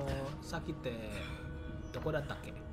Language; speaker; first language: Japanese; non-native, fluent; Indonesian